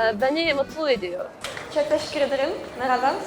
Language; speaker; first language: Turkish; non-native, learner; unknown